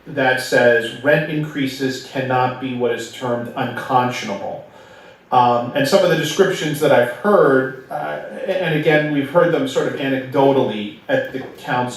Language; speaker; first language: English; native; English